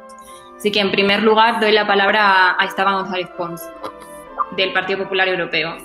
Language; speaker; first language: Spanish; native; Spanish